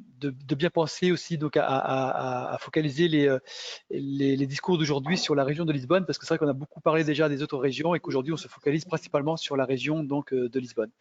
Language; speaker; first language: French; native; French